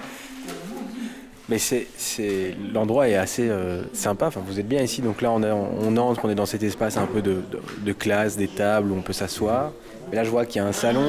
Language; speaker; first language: French; native; French